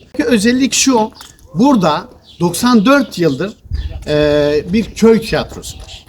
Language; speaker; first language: Turkish; native; Turkish